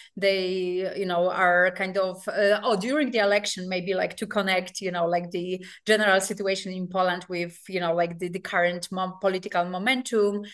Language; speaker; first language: English; non-native, fluent; Polish